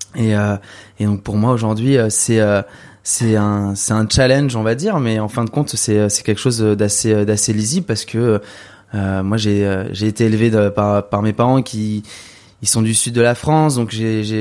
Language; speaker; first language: French; native; French